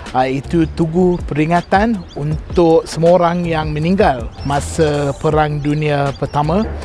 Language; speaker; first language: Malay; non-native, fluent; English